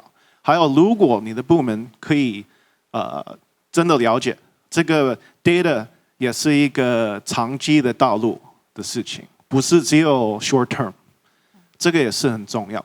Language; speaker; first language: Chinese; early bilingual, heritage; English